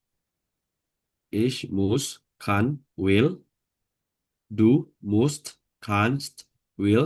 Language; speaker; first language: German; non-native, learner; Indonesian